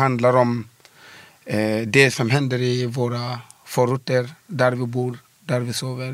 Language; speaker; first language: Swedish; early bilingual, other home language; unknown